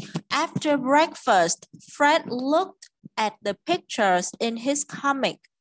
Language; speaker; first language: English; non-native, fluent; Vietnamese